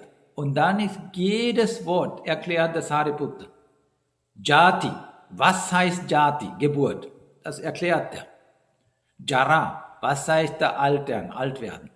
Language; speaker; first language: German; non-native, fluent; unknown